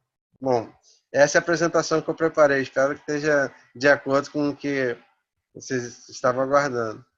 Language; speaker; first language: Portuguese; native; Portuguese